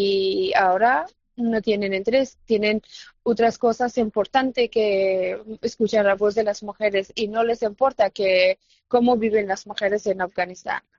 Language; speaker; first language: Spanish; non-native, fluent; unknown